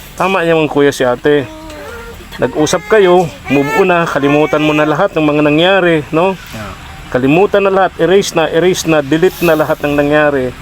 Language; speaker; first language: Filipino; native; Filipino